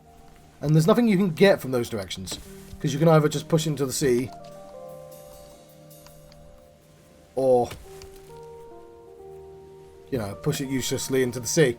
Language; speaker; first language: English; native; English